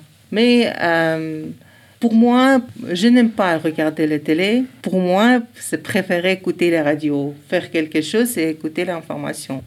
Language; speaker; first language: French; non-native, learner; Ingush